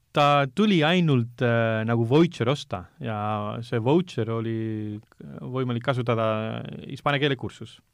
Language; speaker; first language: Estonian; non-native, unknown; Spanish